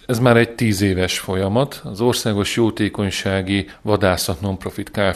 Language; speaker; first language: Hungarian; native; Hungarian